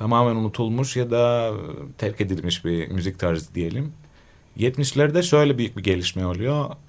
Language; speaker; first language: Turkish; non-native, fluent; Greek